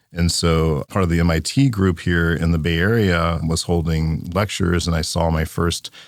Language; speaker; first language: English; native; English